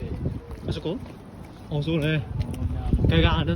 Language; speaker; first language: Japanese; non-native, learner; Hmong